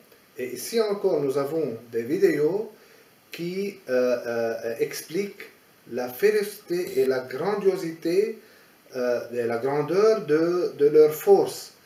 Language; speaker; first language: French; non-native, fluent; Aramaic